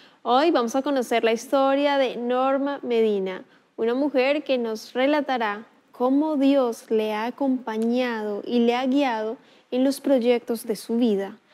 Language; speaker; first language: Spanish; native; Spanish